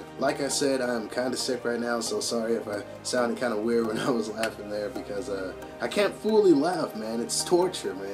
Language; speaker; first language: English; native; English